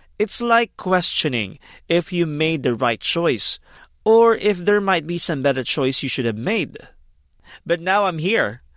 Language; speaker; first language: English; non-native, fluent; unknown